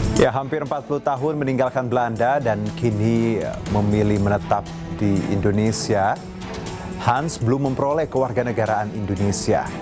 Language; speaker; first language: Indonesian; native; Indonesian